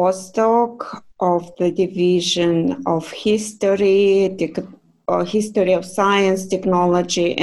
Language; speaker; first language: English; non-native, fluent; Russian